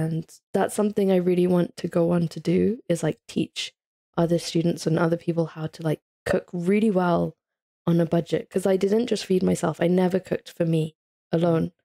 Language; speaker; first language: English; early bilingual, other home language; Hindi